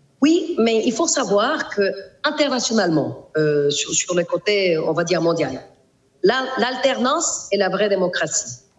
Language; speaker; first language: French; non-native, fluent; Spanish